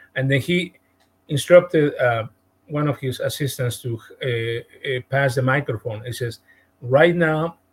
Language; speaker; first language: English; non-native, fluent; Spanish